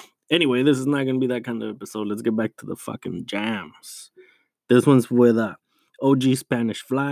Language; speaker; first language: English; early bilingual, other home language; Spanish